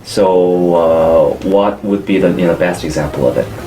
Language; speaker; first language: English; non-native, fluent; Korean